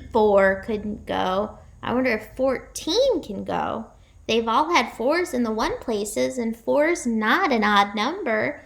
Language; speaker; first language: English; native; English